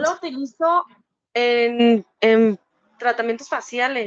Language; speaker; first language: Spanish; native; Spanish